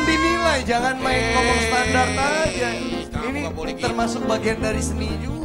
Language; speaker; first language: Indonesian; native; Indonesian